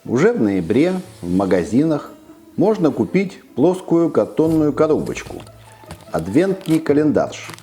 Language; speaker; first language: Russian; native; Russian